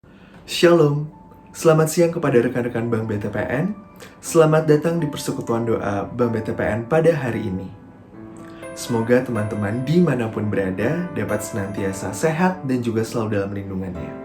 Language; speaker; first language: Indonesian; native; Indonesian